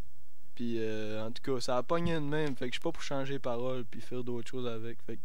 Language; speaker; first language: French; native; French